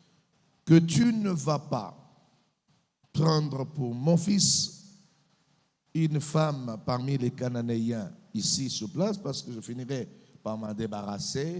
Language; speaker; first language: French; non-native, local second language; Lingala